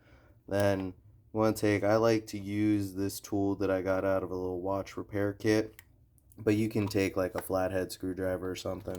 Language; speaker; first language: English; native; English